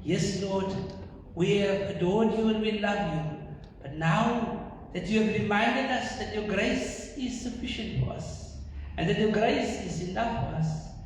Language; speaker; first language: English; non-native, local second language; Afrikaans